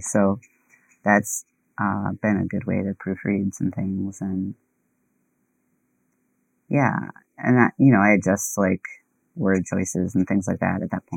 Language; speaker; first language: English; native; English